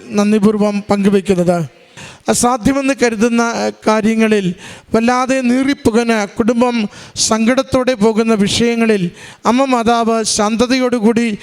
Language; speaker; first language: Malayalam; native; Malayalam